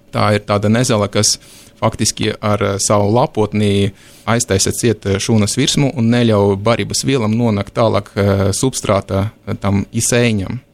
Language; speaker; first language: Latvian; non-native, local second language; Russian